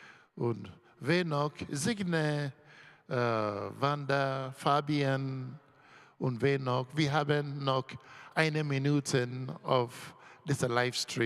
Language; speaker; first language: German; non-native, learner; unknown